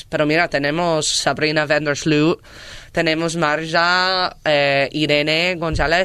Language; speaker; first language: Spanish; non-native, learner; English